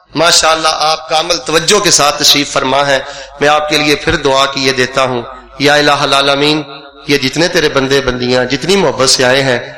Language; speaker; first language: Urdu; non-native, local second language; Punjabi